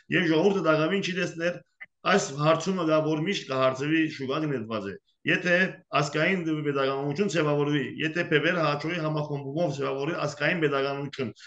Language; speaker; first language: Armenian; early bilingual, heritage; Armenian